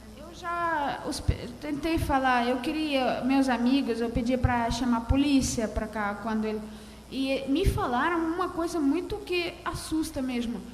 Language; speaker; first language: Portuguese; non-native, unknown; Russian